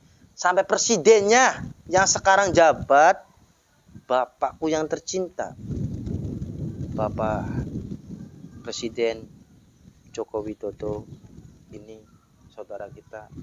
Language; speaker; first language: Indonesian; native; Indonesian